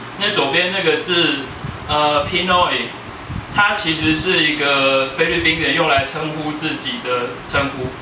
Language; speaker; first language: Chinese; native; Chinese